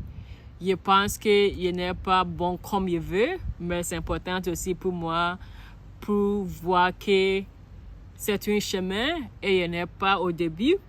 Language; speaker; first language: French; non-native, learner; Akan